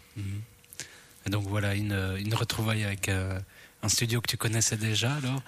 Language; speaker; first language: French; native; French